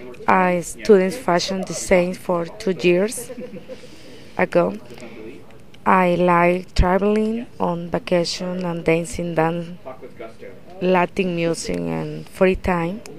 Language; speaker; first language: English; non-native, learner; Spanish